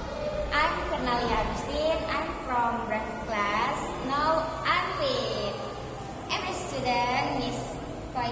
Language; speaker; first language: English; non-native, learner; Indonesian